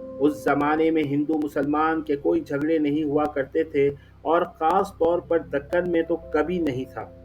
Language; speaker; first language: Urdu; native; Urdu